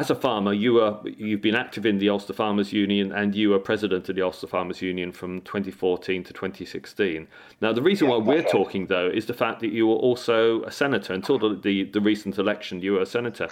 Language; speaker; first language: English; native; English